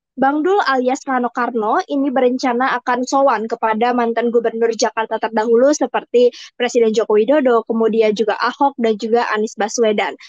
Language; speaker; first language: Indonesian; native; Indonesian